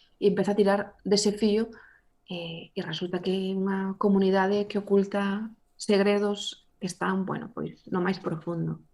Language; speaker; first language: Galician; non-native, local second language; Spanish